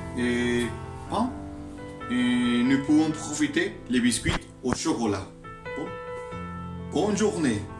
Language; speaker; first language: French; non-native, learner; Spanish